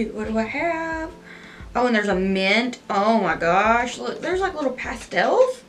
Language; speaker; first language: English; native; English